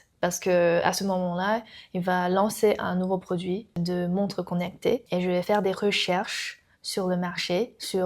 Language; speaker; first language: French; non-native, learner; Chinese